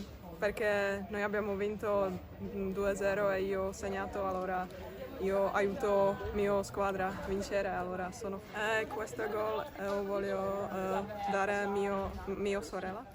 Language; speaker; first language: Italian; non-native, learner; Czech